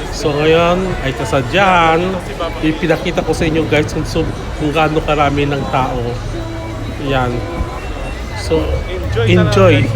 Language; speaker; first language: Filipino; non-native, local second language; Hiligaynon